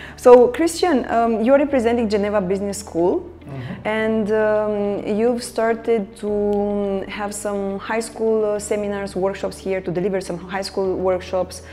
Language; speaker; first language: English; non-native, fluent; Romanian